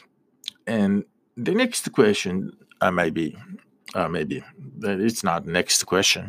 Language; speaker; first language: English; non-native, fluent; Japanese